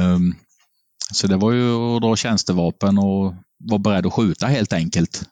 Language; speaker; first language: Swedish; native; Swedish